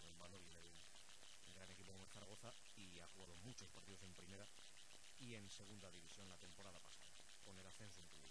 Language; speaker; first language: Spanish; native; Spanish